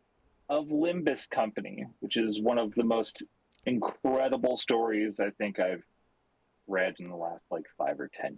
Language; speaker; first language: English; native; English